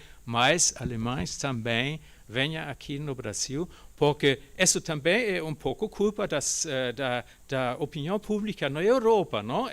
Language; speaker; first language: Portuguese; non-native, fluent; German